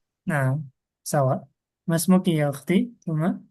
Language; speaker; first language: Arabic; non-native, fluent; Indonesian